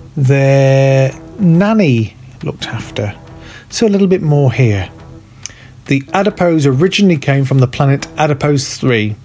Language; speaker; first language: English; native; English